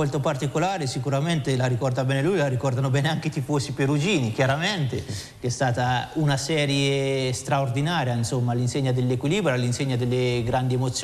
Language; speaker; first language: Italian; native; Italian